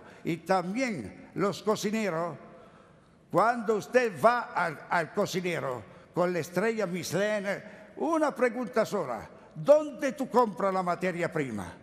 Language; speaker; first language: Spanish; non-native, learner; Italian